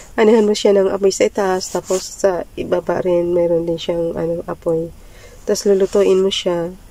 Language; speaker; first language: Filipino; non-native, local second language; Masbatenyo